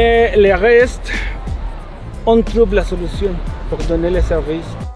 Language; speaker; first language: French; non-native, fluent; Spanish